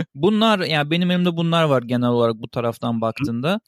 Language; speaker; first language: Turkish; native; Turkish